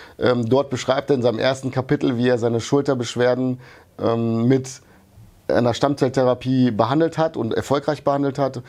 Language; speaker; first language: German; early bilingual, other home language; Hungarian